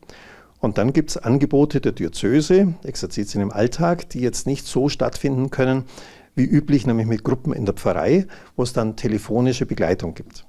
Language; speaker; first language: German; native; German